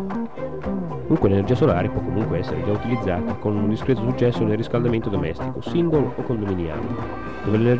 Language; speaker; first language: Italian; native; Italian